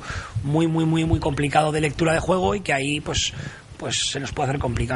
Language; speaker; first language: Spanish; native; Spanish